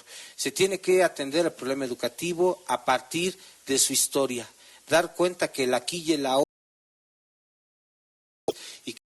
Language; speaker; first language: Spanish; native; Spanish